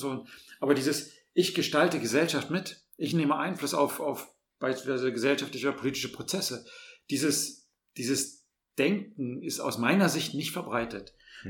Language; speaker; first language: German; native; German